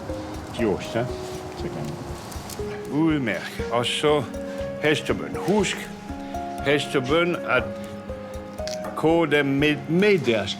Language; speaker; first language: Danish; non-native, fluent; French